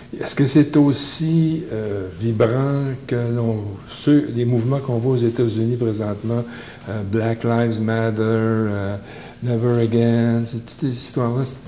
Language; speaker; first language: French; native; French